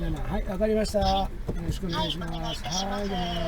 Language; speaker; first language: Japanese; native; Japanese